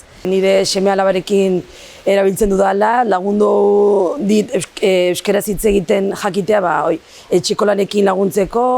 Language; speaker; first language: Basque; non-native, local second language; Arabic